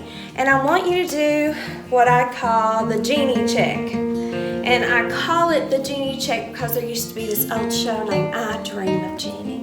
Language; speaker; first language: English; native; English